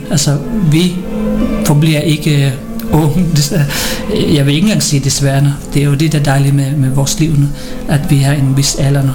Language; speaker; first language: Danish; non-native, learner; Filipino